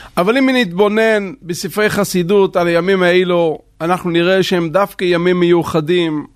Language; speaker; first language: Hebrew; non-native, local second language; Yiddish